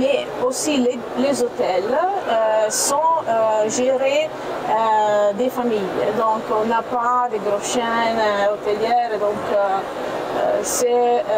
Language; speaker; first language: French; non-native, fluent; Italian